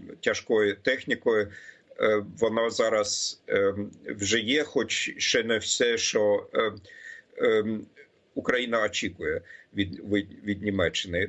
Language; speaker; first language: Ukrainian; non-native, fluent; German